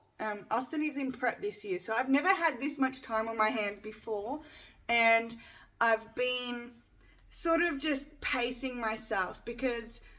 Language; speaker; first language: English; native; English